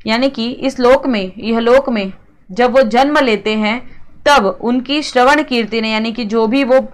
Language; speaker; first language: Hindi; non-native, local second language; Marathi